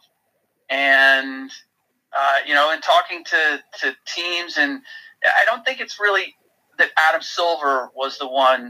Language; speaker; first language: English; native; English